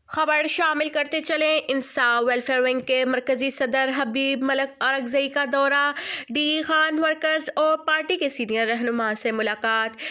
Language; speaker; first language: Urdu; non-native, local second language; Pashto